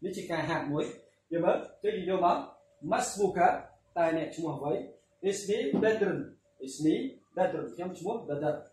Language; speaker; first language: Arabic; non-native, fluent; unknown